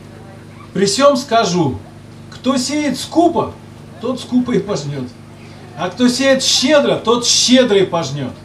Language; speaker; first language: Russian; native; Russian